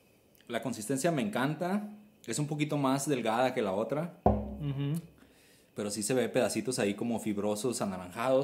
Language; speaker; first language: Spanish; native; Spanish